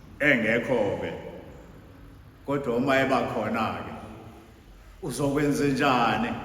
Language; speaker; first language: Zulu; non-native, local second language; Xhosa